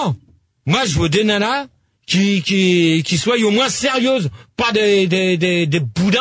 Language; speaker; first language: French; native; French